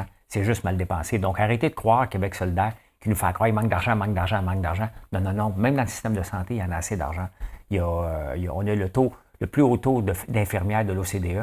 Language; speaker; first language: French; native; French